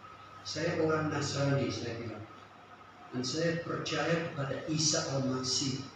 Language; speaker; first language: Indonesian; non-native, fluent; English